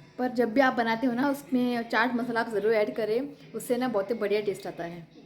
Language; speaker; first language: Hindi; non-native, local second language; Konkani